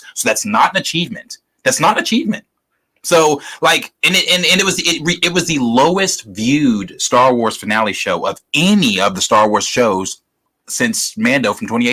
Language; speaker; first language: English; native; English